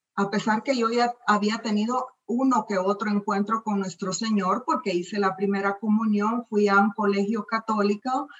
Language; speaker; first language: Spanish; native; Spanish